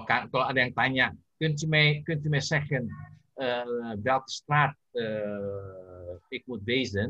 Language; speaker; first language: Dutch; non-native, learner; Indonesian